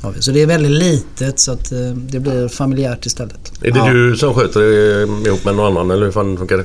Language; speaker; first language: Swedish; native; Swedish